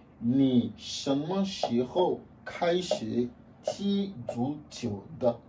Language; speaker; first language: Chinese; non-native, fluent; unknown